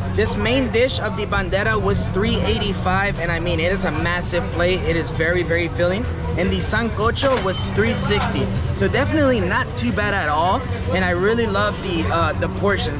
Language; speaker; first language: English; native; English